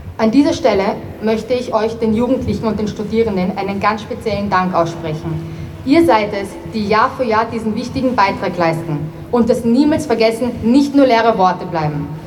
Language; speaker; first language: German; native; German